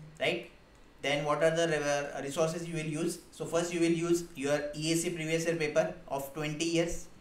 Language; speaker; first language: English; non-native, local second language; Hindi